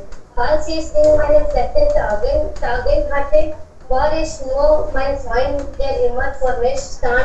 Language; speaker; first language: German; non-native, learner; Hindi